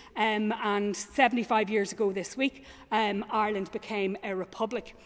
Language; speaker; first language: English; native; English